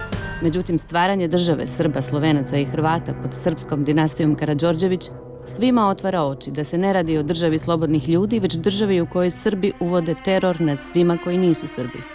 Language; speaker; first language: Croatian; native; Croatian